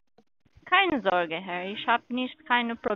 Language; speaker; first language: German; non-native, learner; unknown